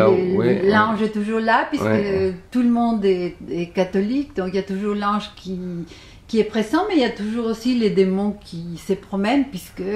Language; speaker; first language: French; non-native, fluent; Spanish